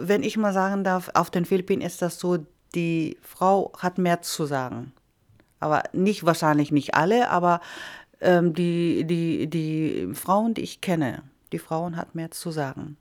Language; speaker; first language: German; non-native, fluent; Iloko